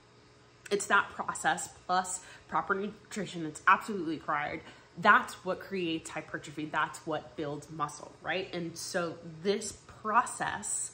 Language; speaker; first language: English; native; English